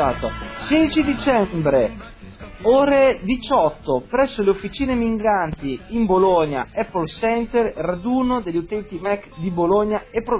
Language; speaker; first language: Italian; native; Italian